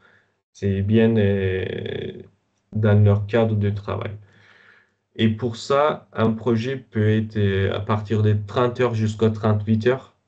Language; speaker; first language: French; non-native, fluent; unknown